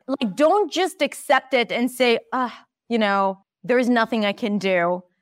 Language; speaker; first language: English; non-native, fluent; Hebrew